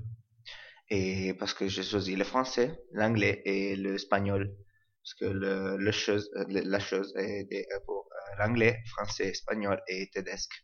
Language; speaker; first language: French; non-native, learner; Italian